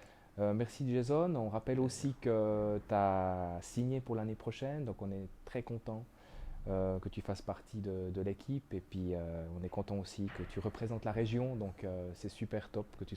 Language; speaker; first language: French; native; French